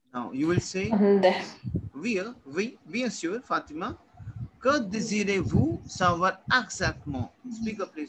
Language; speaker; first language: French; non-native, learner; Hindi